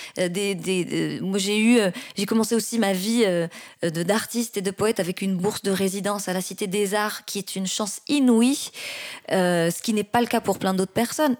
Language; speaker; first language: French; non-native, local second language; Arabic